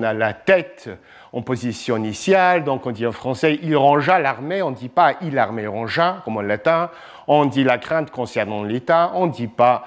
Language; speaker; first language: French; non-native, fluent; English